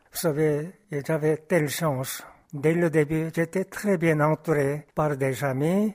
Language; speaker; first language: French; non-native, fluent; Korean